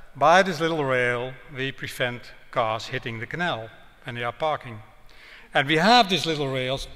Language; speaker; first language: English; non-native, fluent; Dutch